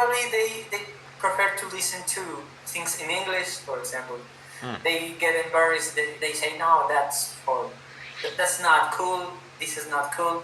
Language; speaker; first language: English; non-native, fluent; Spanish